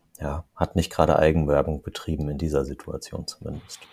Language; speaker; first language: German; native; German